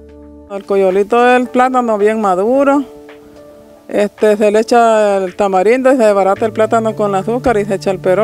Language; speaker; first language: Spanish; native; Spanish